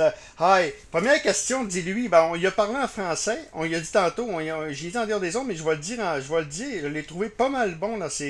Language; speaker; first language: French; native; French